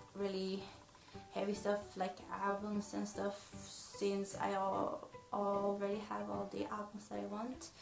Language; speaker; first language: English; non-native, fluent; Swedish